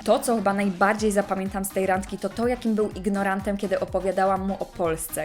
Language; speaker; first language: Polish; native; Polish